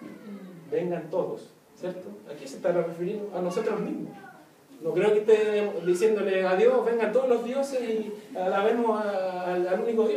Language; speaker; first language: Spanish; native; Spanish